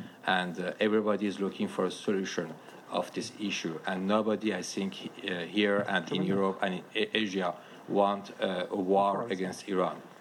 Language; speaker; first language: English; non-native, learner; Persian